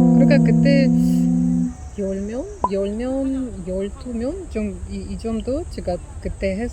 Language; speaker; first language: Korean; non-native, learner; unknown